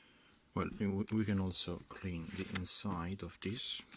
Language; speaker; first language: English; non-native, fluent; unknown